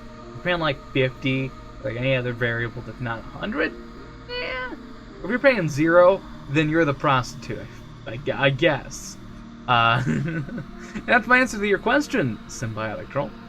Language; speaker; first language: English; native; English